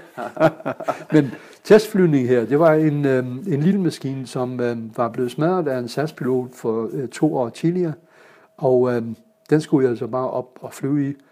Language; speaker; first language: Danish; non-native, fluent; German